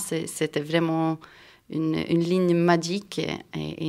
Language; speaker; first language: French; non-native, fluent; Swedish